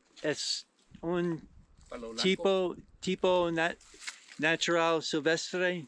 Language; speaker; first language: Spanish; non-native, learner; English